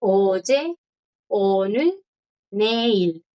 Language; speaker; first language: Korean; non-native, fluent; Spanish